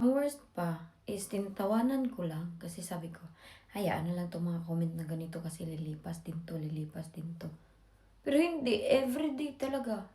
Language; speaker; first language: Filipino; non-native, local second language; Cebuano